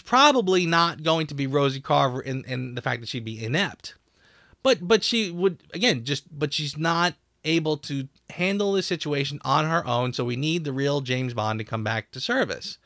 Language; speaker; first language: English; native; English